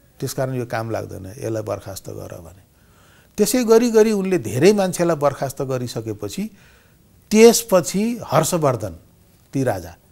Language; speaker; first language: Nepali; native; Nepali